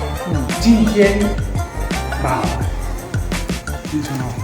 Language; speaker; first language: Italian; non-native, learner; Chinese